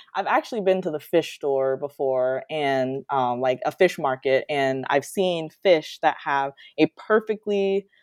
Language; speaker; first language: English; native; English